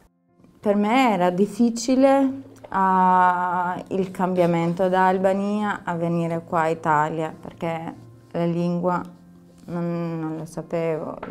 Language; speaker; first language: Italian; non-native, learner; Albanian